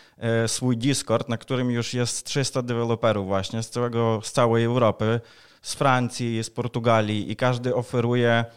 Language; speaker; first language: Polish; non-native, fluent; Ukrainian